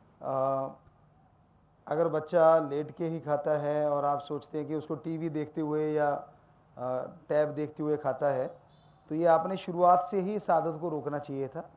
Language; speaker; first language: Hindi; non-native, local second language; Punjabi